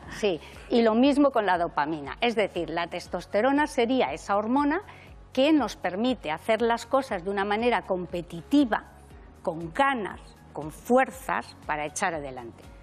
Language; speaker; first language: Spanish; native; Spanish